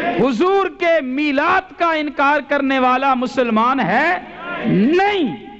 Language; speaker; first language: Urdu; non-native, local second language; Punjabi